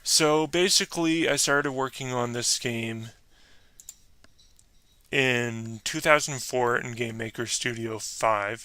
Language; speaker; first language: English; native; English